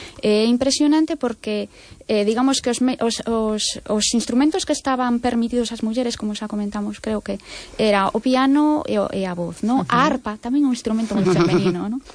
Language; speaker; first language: Galician; non-native, local second language; Spanish